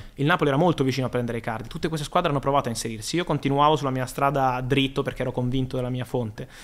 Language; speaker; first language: Italian; native; Italian